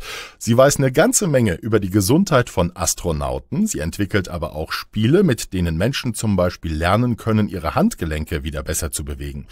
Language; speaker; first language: German; native; German